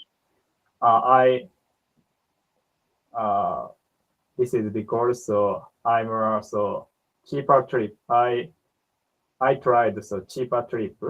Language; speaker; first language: English; non-native, learner; Japanese